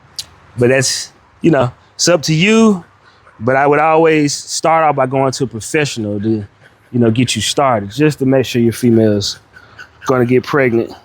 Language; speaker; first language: English; native; English